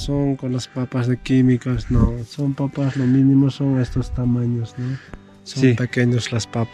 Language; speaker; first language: Spanish; non-native, local second language; Quechua